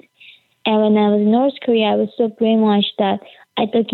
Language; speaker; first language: English; early bilingual, other home language; Korean